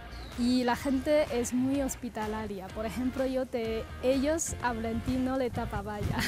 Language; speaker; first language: Spanish; non-native, fluent; Chinese